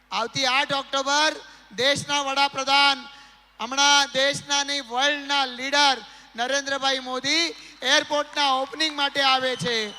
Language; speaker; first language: Gujarati; non-native, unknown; Marathi